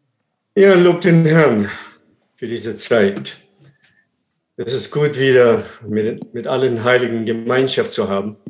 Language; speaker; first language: German; non-native, fluent; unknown